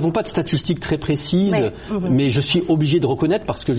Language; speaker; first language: French; native; French